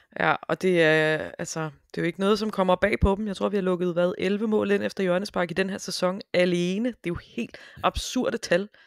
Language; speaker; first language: Danish; native; Danish